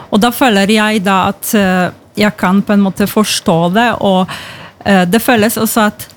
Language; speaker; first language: Norwegian; non-native, fluent; Polish